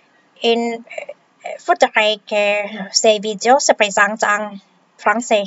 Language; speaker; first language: French; non-native, fluent; Vietnamese